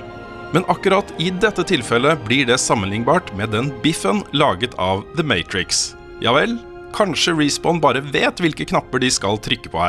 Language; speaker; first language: Norwegian; native; Norwegian